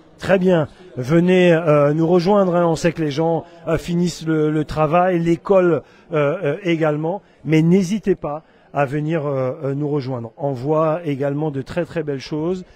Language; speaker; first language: French; native; French